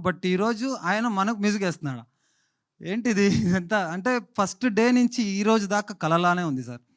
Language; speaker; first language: Telugu; native; Telugu